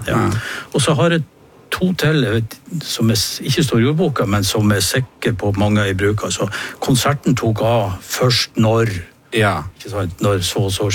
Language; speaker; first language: Norwegian; native; Norwegian